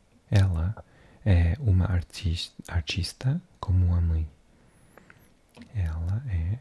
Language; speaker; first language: Portuguese; non-native, learner; English